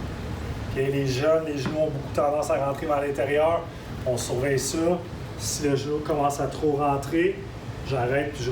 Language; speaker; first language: French; native; French